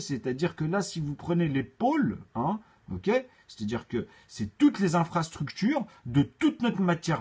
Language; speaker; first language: French; native; French